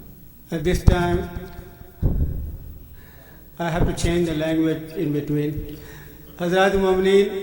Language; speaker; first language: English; non-native, local second language; Urdu